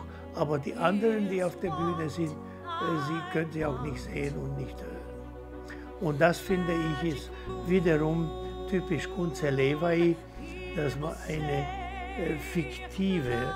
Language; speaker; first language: German; non-native, fluent; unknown